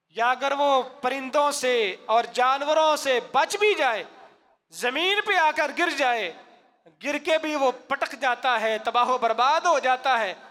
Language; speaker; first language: Urdu; non-native, local second language; Punjabi